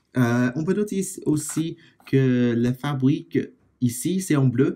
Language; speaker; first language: French; non-native, fluent; English